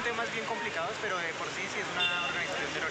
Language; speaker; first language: Spanish; native; Spanish